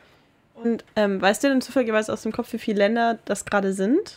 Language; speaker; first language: German; native; German